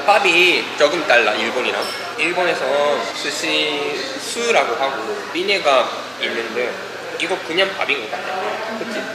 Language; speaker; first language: Korean; non-native, fluent; Japanese